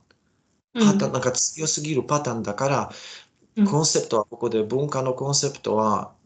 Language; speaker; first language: Japanese; non-native, learner; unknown